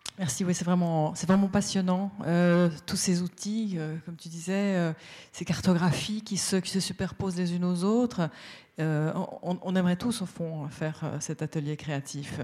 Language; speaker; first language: French; native; French